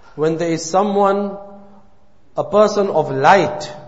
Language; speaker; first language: English; native; English